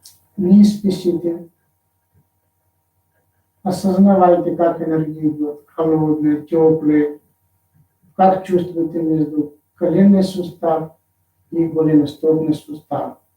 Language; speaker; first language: Russian; non-native, fluent; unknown